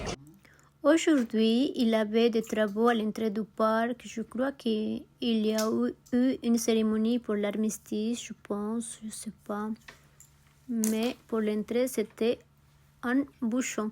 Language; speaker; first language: French; non-native, learner; Spanish